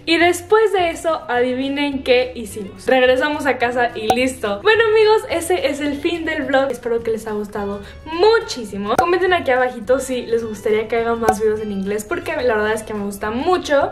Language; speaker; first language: Spanish; early bilingual, heritage; Spanish